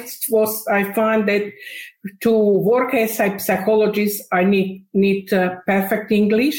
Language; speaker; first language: English; non-native, learner; Macedonian